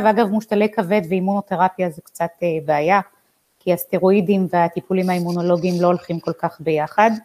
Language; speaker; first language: Hebrew; native; Hebrew